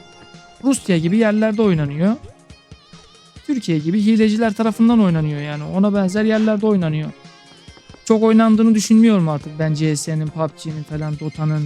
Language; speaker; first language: Turkish; native; Turkish